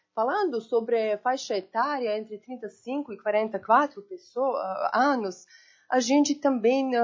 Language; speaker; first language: Portuguese; non-native, fluent; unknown